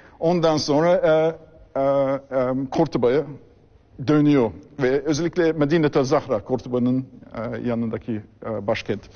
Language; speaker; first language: Turkish; non-native, fluent; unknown